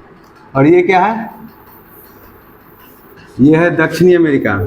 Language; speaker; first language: Hindi; native; Hindi